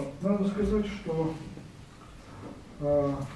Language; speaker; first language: Russian; native; Russian